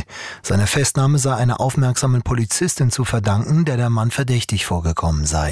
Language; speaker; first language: German; native; German